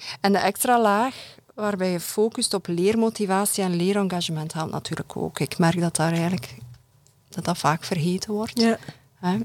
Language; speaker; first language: Dutch; native; Dutch